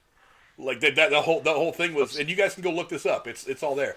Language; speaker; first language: English; native; English